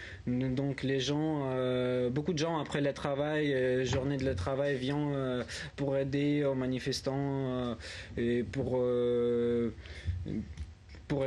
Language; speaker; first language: French; non-native, learner; Ukrainian